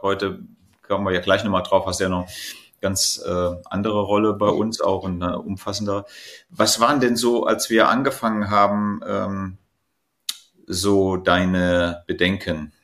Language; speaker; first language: German; native; German